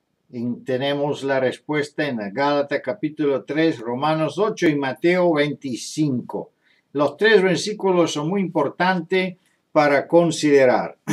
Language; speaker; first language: Spanish; non-native, fluent; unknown